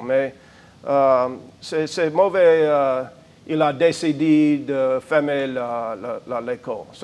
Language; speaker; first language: French; non-native, learner; English